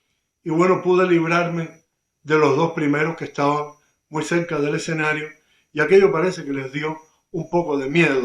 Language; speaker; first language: Spanish; native; Spanish